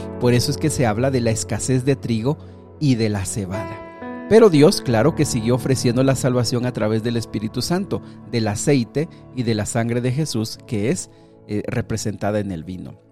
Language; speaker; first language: Spanish; native; Spanish